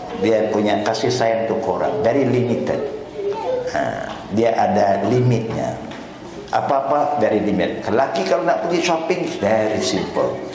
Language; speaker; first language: Malay; non-native, local second language; Chinese